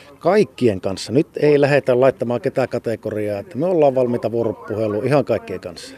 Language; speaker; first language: Finnish; native; Finnish